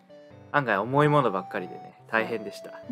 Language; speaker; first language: Japanese; native; Japanese